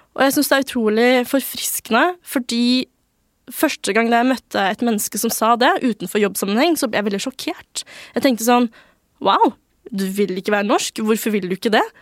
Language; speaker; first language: Norwegian; early bilingual, other home language; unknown